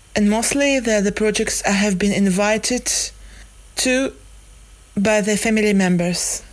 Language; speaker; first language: English; non-native, fluent; Russian